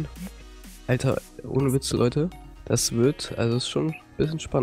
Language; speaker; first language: German; native; German